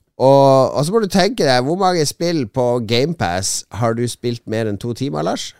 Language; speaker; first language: Norwegian; native; Norwegian